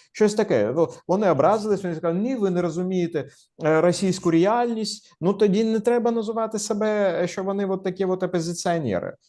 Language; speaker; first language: Ukrainian; non-native, local second language; Russian